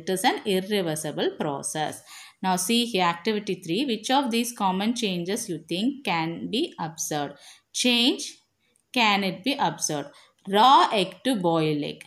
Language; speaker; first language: English; non-native, local second language; Tamil